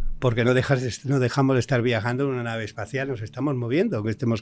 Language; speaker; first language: Spanish; native; Spanish